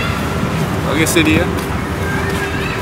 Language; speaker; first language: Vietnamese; early bilingual, heritage; English